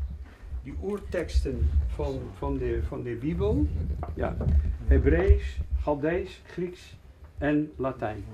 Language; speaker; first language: Dutch; non-native, learner; German